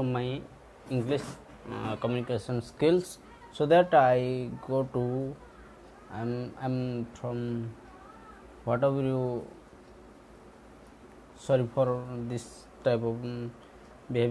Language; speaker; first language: English; non-native, local second language; Odia